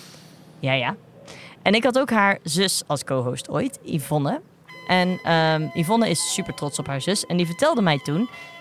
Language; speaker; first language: Dutch; native; Dutch